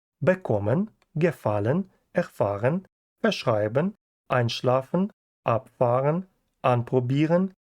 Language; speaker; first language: German; non-native, fluent; Ukrainian